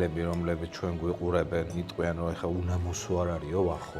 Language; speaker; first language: Georgian; native; Georgian